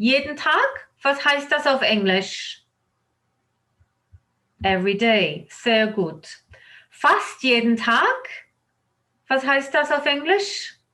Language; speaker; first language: German; non-native, fluent; English